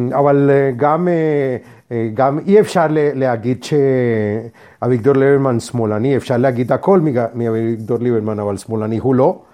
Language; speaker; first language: Hebrew; non-native, fluent; English